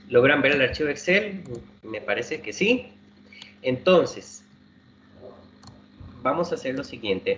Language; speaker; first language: Spanish; native; Spanish